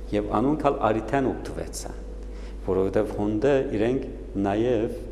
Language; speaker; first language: Armenian; early bilingual, heritage; Armenian